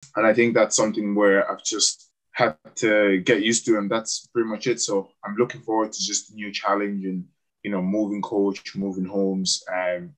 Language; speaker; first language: English; native; English